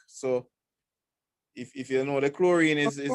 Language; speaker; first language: English; native; English